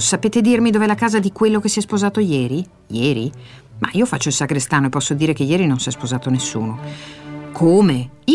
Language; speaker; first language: Italian; native; Italian